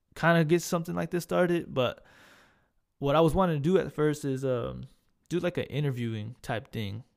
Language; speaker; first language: English; early bilingual, other home language; Spanish